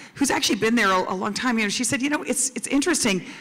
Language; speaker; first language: English; native; English